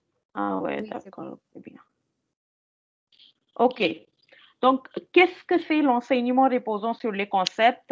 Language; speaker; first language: French; non-native, fluent; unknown